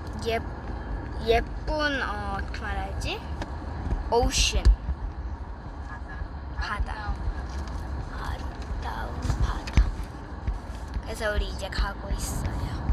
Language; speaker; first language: Korean; early bilingual, other home language; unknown